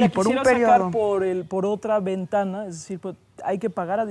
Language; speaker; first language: Spanish; native; Spanish